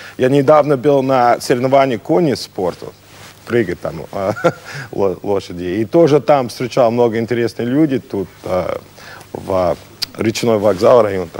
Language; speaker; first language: Russian; non-native, learner; English